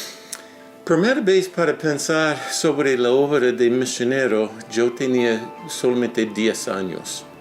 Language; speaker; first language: Spanish; non-native, fluent; English